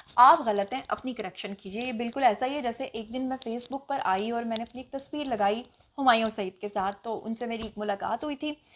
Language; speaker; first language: Urdu; non-native, local second language; Punjabi